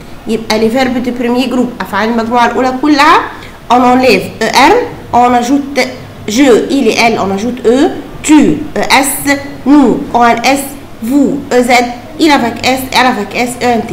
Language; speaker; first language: French; non-native, fluent; Arabic